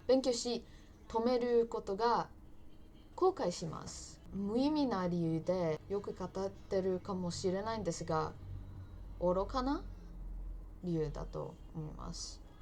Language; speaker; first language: Japanese; non-native, learner; English